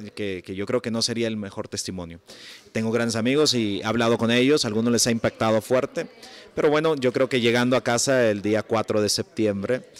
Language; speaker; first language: Spanish; native; Spanish